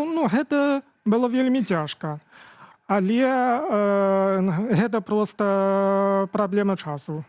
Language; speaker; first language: Belarusian; non-native, fluent; Chinese